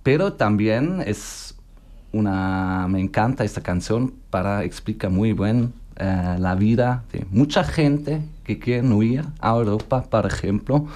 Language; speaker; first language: Spanish; non-native, learner; German